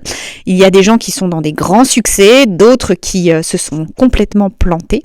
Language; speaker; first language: French; native; French